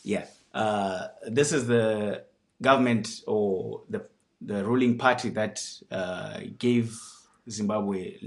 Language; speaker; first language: English; non-native, local second language; Shona